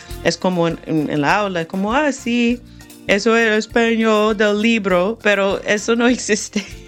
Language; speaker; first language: Spanish; non-native, fluent; English